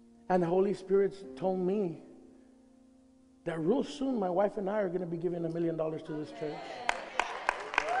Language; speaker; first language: English; early bilingual, other home language; Spanish